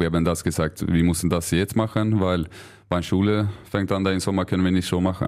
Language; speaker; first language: German; non-native, learner; Swedish